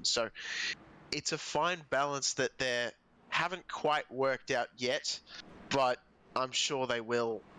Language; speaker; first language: English; native; English